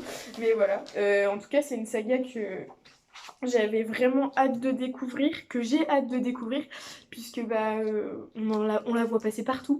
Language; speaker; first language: French; native; French